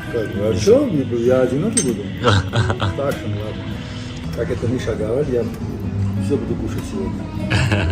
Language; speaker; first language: Russian; non-native, local second language; Armenian